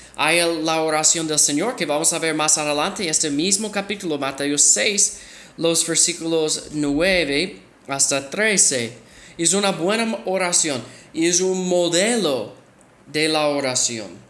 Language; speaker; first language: Spanish; non-native, fluent; English